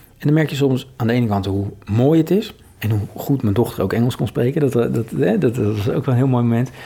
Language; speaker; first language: Dutch; native; Dutch